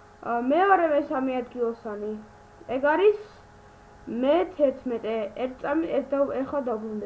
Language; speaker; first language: Georgian; native; Georgian